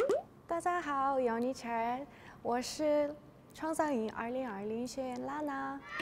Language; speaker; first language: Chinese; non-native, learner; Russian